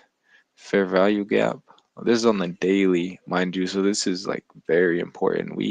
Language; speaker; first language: English; native; English